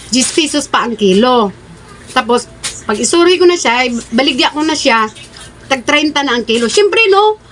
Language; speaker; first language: Filipino; non-native, local second language; Cebuano